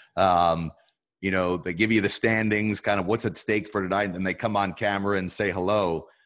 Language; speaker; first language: English; native; English